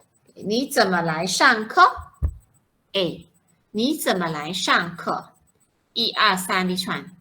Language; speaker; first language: Chinese; non-native, fluent; Malay